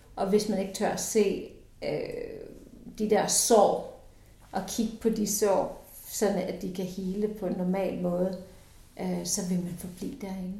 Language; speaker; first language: Danish; non-native, fluent; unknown